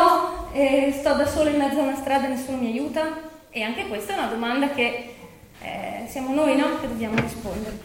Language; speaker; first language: Italian; native; Italian